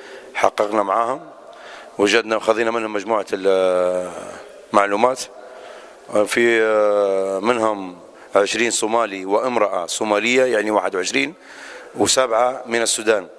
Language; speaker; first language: Arabic; native; Arabic